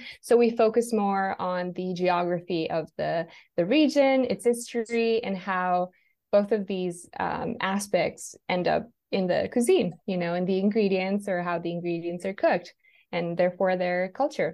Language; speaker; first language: English; non-native, fluent; Italian